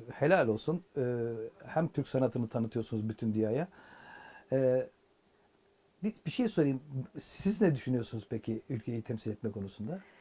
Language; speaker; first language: Turkish; native; Turkish